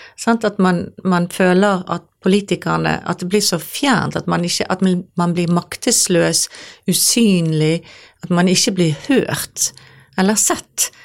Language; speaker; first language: Norwegian; native; Norwegian